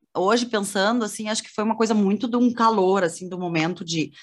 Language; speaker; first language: Portuguese; native; Portuguese